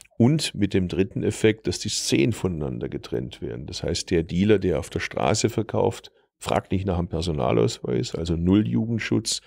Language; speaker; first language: German; early bilingual, other home language; Turkish